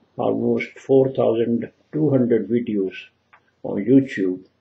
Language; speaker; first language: English; non-native, local second language; Punjabi